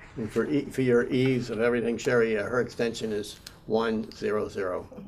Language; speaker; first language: English; native; English